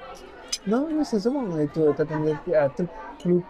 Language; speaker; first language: French; non-native, fluent; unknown